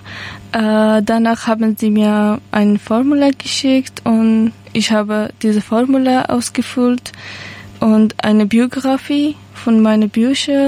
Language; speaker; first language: German; non-native, learner; Persian